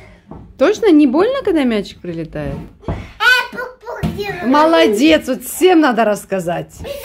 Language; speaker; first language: Russian; native; Russian